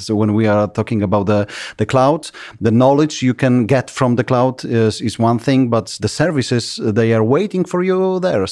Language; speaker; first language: English; non-native, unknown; Polish